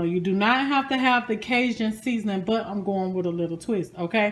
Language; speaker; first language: English; native; English